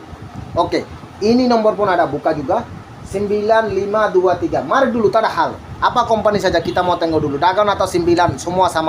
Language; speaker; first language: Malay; non-native, learner; Bangla